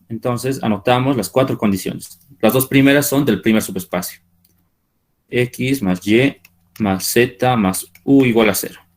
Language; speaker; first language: Spanish; native; Spanish